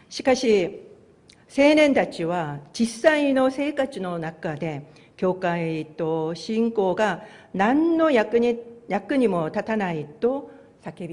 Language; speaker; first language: Japanese; non-native, fluent; Korean